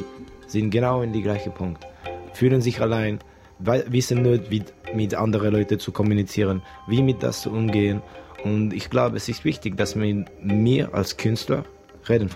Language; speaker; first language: German; non-native, local second language; French